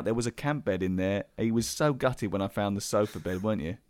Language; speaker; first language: English; native; English